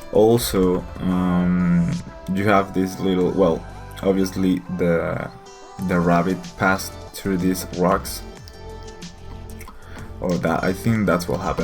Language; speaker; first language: English; non-native, fluent; Spanish